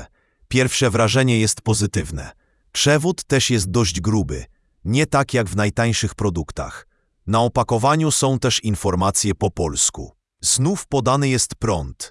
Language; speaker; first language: Polish; native; Polish